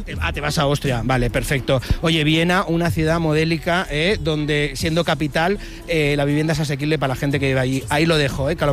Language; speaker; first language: Spanish; native; Spanish